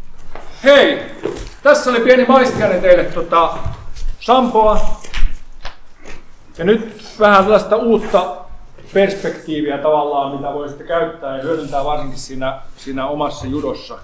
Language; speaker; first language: Finnish; native; Finnish